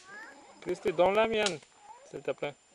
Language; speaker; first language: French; non-native, learner; Bulgarian